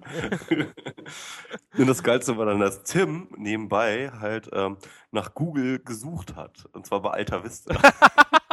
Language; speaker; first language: German; native; German